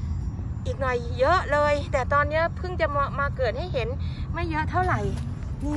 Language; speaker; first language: Thai; native; Thai